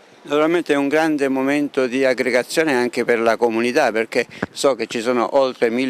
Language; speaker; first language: Italian; native; Italian